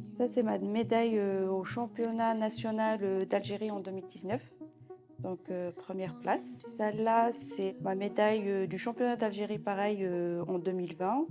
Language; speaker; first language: French; non-native, local second language; Kabyle